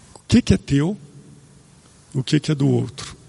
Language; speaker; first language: Portuguese; native; Portuguese